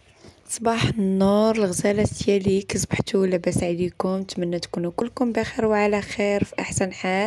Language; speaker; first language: Arabic; native; Arabic